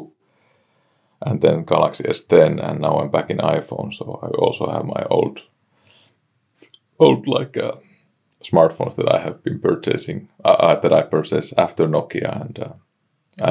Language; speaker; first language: English; non-native, fluent; Finnish